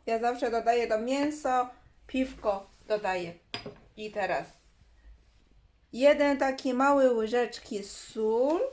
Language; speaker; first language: Polish; non-native, learner; Chinese